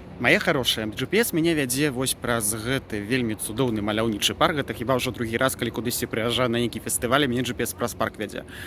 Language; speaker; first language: Belarusian; native; Belarusian